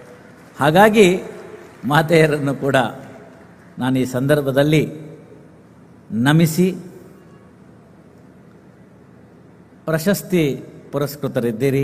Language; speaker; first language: Kannada; native; Kannada